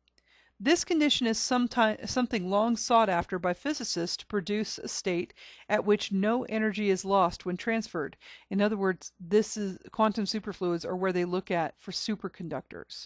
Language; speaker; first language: English; native; English